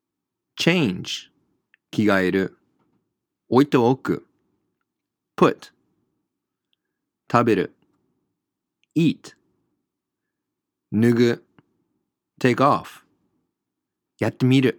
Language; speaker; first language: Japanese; non-native, fluent; English